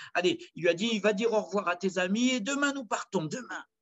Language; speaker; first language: French; native; French